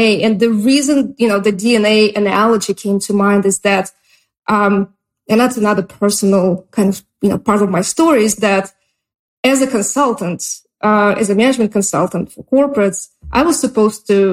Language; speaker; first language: English; non-native, fluent; Russian